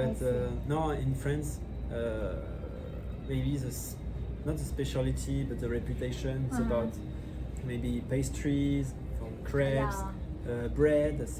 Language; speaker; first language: English; non-native, learner; French